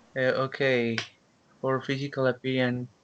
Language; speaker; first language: English; non-native, learner; Spanish